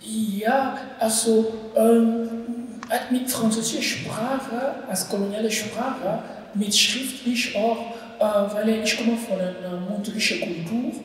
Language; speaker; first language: German; non-native, learner; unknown